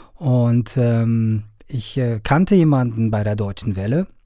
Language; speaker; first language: German; non-native, fluent; Persian